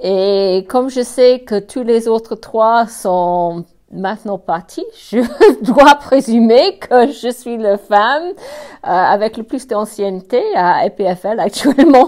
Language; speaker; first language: French; non-native, fluent; English